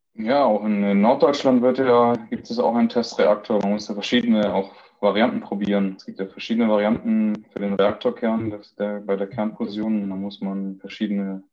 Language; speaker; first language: German; early bilingual, other home language; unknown